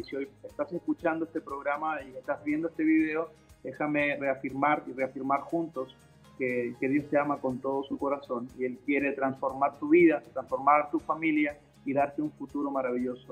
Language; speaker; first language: Spanish; native; Spanish